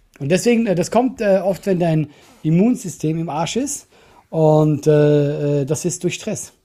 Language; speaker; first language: German; non-native, fluent; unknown